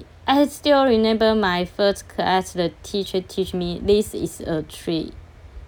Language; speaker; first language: English; non-native, learner; Chinese